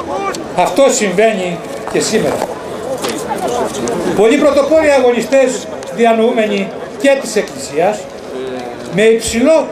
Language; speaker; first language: Greek; native; Greek